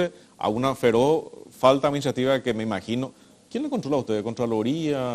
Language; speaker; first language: Spanish; native; Spanish